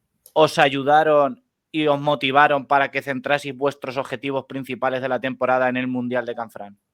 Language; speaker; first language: Spanish; native; Spanish